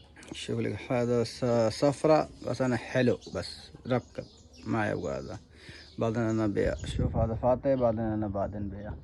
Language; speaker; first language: Arabic; non-native, learner; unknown